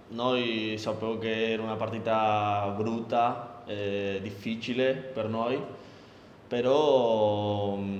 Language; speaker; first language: Italian; non-native, learner; Spanish